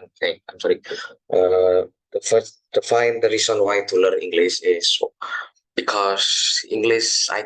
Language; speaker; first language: English; non-native, learner; Indonesian